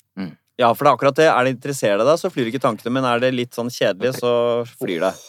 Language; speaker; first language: Norwegian; native; Norwegian